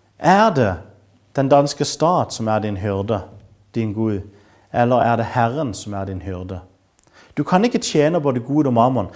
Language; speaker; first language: Norwegian; native; Norwegian